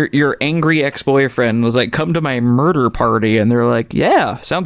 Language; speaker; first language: English; native; English